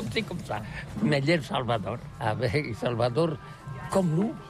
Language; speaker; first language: French; non-native, learner; Spanish